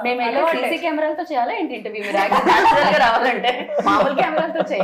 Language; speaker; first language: Telugu; native; Telugu